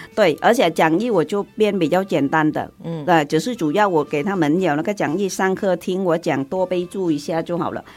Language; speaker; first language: Chinese; non-native, fluent; Vietnamese